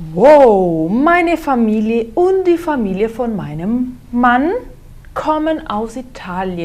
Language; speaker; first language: German; non-native, fluent; Portuguese